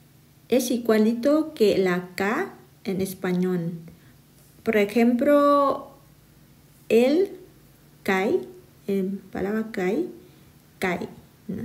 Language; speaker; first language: Spanish; non-native, fluent; Thai